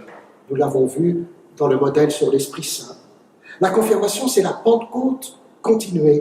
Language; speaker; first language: French; native; French